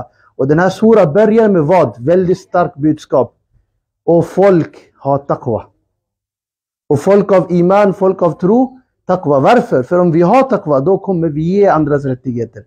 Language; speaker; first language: Swedish; early bilingual, other home language; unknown